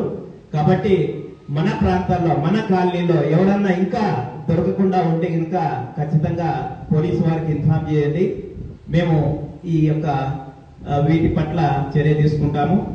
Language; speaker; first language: Telugu; native; Telugu